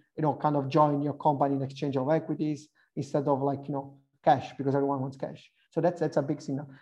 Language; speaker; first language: English; non-native, fluent; Italian